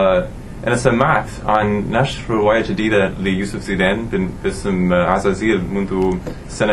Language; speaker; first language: Arabic; non-native, learner; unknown